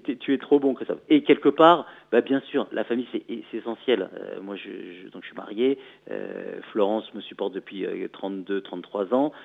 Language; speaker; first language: French; native; French